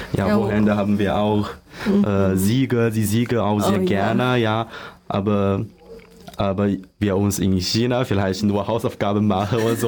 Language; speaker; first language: German; non-native, learner; Chinese